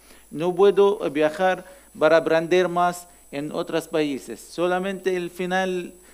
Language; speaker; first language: Spanish; non-native, learner; Arabic